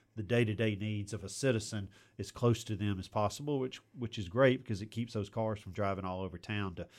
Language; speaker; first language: English; native; English